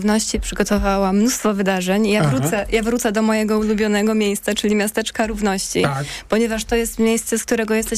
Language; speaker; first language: Polish; native; Polish